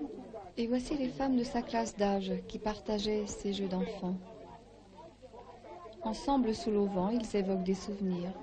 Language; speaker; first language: French; native; French